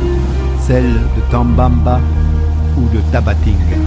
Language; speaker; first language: French; native; French